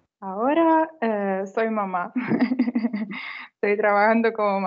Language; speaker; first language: Spanish; non-native, fluent; Italian